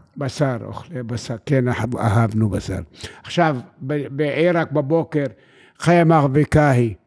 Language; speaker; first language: Hebrew; non-native, fluent; Arabic